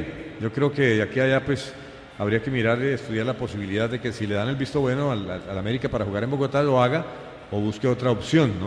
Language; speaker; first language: Spanish; native; Spanish